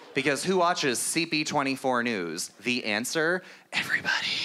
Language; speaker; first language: English; native; English